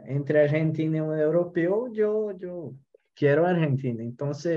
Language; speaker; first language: Spanish; non-native, local second language; Portuguese